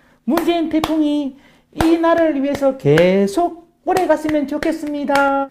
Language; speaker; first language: Korean; native; Korean